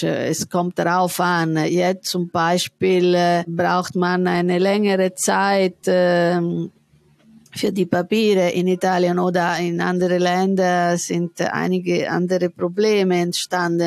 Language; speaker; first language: German; non-native, fluent; Italian